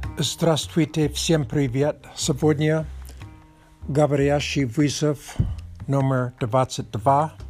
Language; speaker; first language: Russian; non-native, learner; English